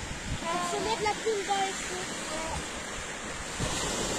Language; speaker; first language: French; native; French